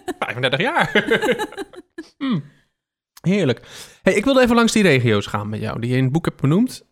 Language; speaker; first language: Dutch; native; Dutch